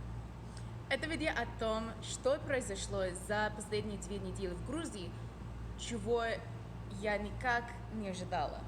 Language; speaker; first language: Russian; non-native, fluent; English